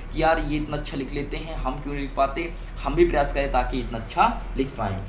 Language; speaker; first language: Hindi; native; Hindi